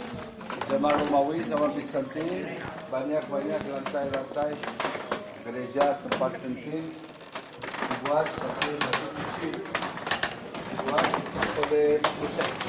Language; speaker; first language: Indonesian; non-native, learner; Hebrew